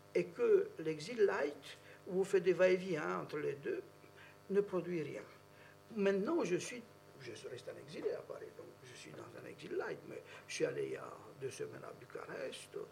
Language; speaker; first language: French; non-native, fluent; Romanian